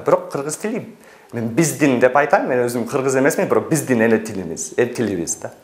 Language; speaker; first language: Kyrgyz; non-native, fluent; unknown